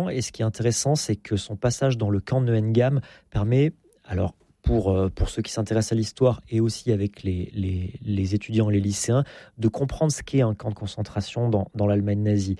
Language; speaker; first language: French; native; French